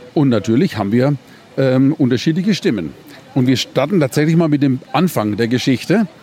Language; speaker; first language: German; native; German